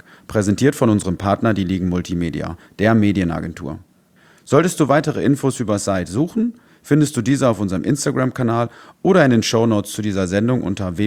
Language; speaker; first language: German; native; German